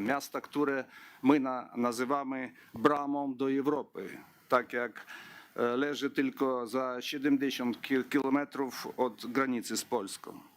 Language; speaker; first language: Polish; non-native, learner; Ukrainian